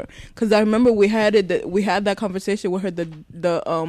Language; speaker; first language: English; non-native, local second language; Rundi